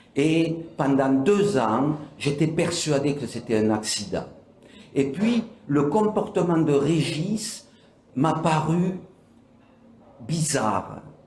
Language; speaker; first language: French; native; French